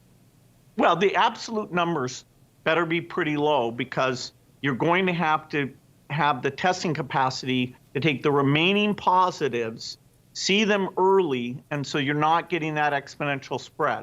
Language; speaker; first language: English; native; English